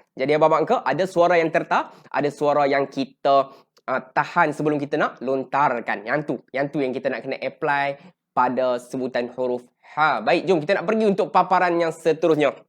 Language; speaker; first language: Malay; native; Malay